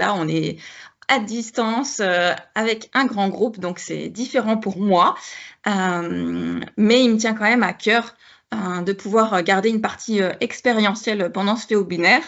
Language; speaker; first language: French; native; French